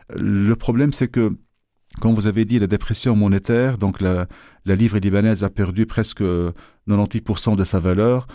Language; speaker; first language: French; non-native, local second language; Arabic